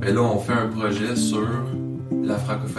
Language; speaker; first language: French; native; French